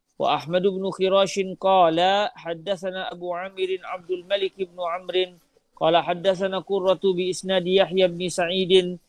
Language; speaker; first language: Arabic; non-native, fluent; Malay